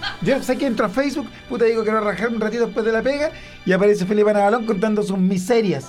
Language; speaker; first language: Spanish; native; Spanish